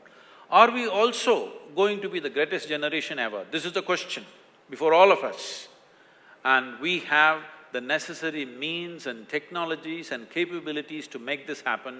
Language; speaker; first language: English; non-native, local second language; Kannada